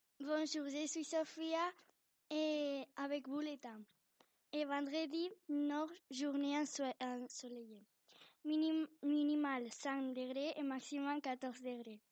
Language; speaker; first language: French; non-native, learner; Spanish